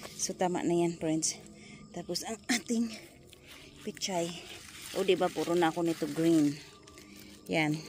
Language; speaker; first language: Filipino; non-native, local second language; Masbatenyo